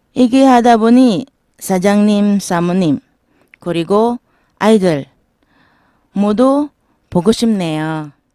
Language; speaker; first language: Korean; non-native, learner; Filipino